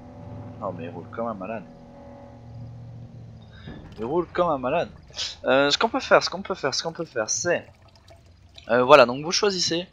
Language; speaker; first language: French; native; French